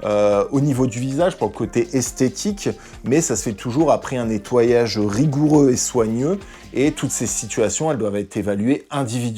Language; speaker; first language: French; native; French